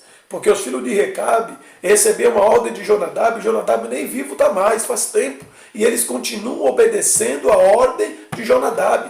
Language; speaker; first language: Portuguese; native; Portuguese